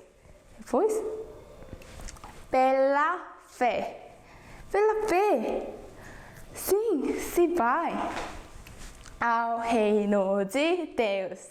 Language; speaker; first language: Portuguese; non-native, fluent; Korean